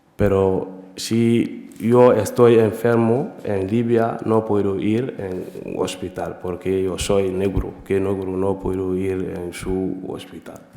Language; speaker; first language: Spanish; non-native, learner; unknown